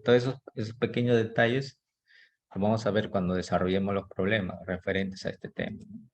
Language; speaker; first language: Spanish; native; Spanish